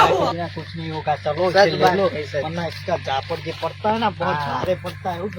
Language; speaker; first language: Hindi; non-native, local second language; Gujarati